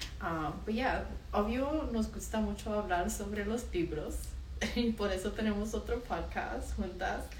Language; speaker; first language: Spanish; early bilingual, heritage; Spanish